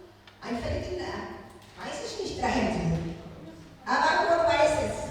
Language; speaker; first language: German; non-native, learner; Tigrinya